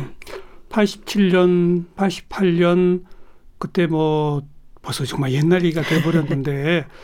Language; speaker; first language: Korean; native; Korean